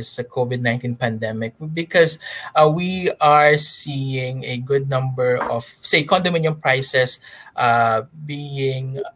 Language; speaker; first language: English; non-native, local second language; Pampanga